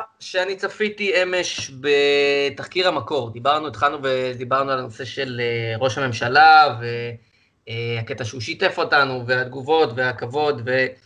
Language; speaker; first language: Hebrew; native; Hebrew